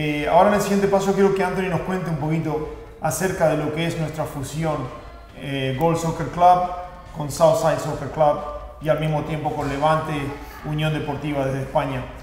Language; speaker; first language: Spanish; native; Spanish